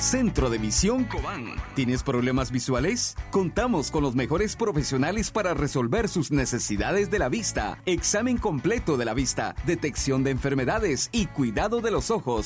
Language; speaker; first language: Spanish; native; Spanish